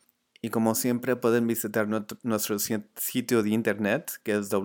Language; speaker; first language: Spanish; early bilingual, other home language; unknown